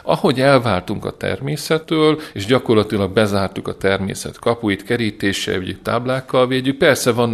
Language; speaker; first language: Hungarian; native; Hungarian